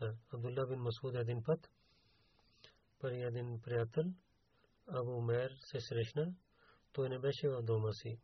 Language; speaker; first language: Bulgarian; non-native, learner; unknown